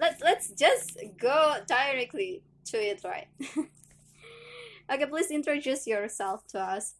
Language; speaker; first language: English; non-native, learner; Indonesian